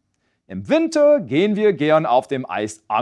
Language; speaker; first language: German; non-native, fluent; English